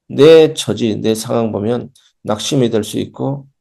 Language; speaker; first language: Korean; native; Korean